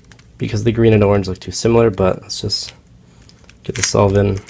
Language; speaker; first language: English; native; English